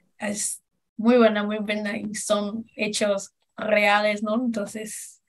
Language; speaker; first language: Spanish; non-native, learner; Portuguese